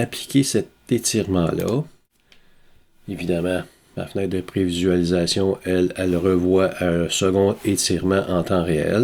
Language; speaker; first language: French; native; French